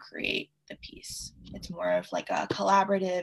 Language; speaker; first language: English; early bilingual, other home language; Chinese